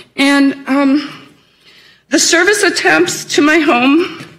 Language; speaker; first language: English; native; English